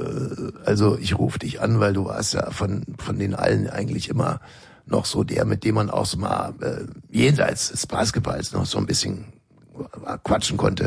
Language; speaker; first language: German; native; German